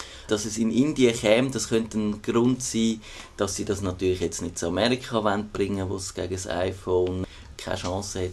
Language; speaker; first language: German; native; German